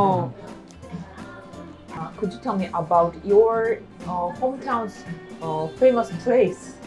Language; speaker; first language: English; non-native, learner; Japanese